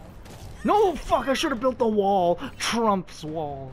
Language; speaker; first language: English; native; English